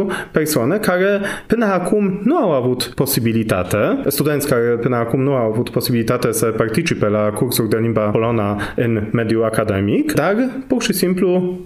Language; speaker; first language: Romanian; non-native, fluent; Polish